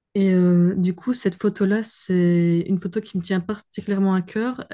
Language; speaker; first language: French; native; French